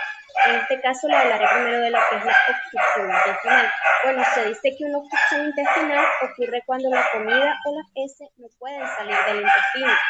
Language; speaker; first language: Spanish; native; Spanish